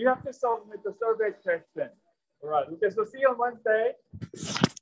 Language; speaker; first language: English; non-native, fluent; Korean